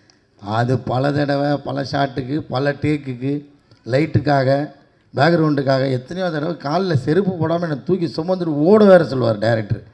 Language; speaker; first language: Tamil; native; Tamil